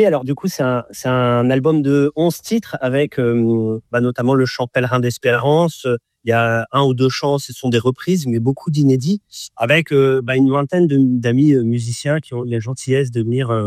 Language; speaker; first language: French; native; French